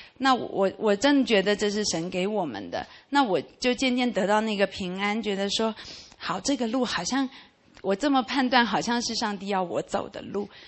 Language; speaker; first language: Chinese; native; Chinese